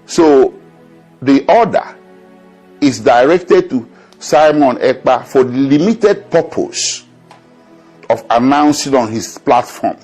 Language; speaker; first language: English; non-native, local second language; Igbo